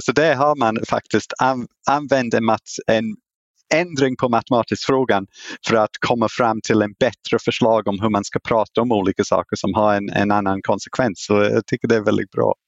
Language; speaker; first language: Swedish; non-native, fluent; English